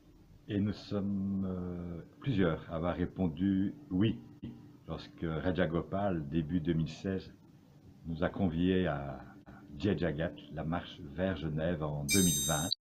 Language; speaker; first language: French; native; French